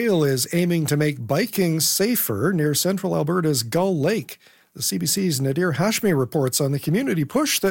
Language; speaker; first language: English; native; English